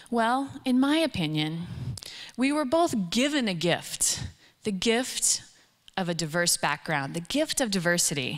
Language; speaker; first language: English; native; English